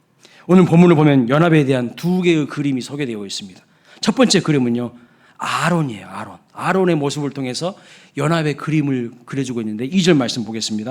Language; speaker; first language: Korean; native; Korean